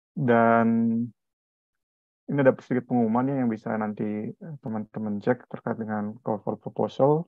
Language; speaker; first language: Indonesian; native; Indonesian